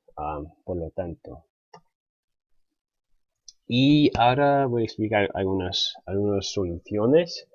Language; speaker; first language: Spanish; non-native, fluent; English